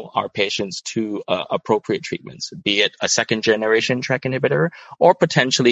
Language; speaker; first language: English; non-native, local second language; Cantonese